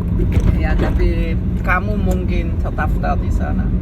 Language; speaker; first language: Indonesian; non-native, fluent; German